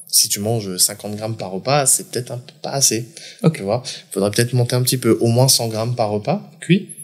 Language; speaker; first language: French; native; French